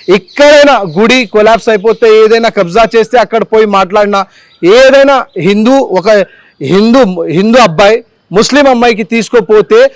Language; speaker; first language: Telugu; non-native, local second language; Marathi